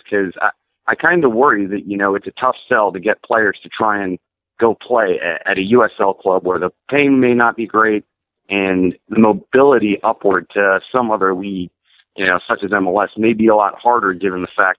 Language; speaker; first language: English; native; English